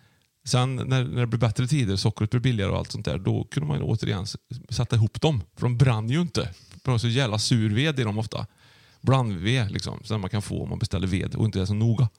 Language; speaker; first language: Swedish; native; Swedish